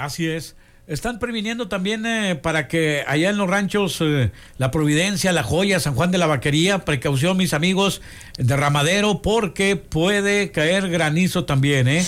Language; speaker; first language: Spanish; native; Spanish